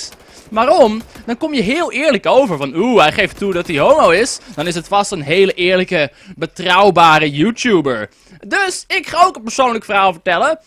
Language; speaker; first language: Dutch; native; Dutch